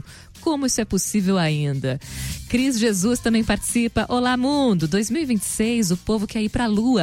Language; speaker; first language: Portuguese; native; Portuguese